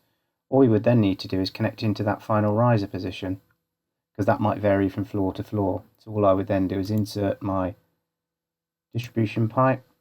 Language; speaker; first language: English; native; English